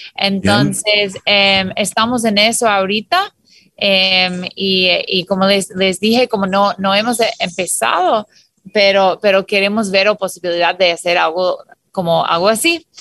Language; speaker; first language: Spanish; non-native, fluent; English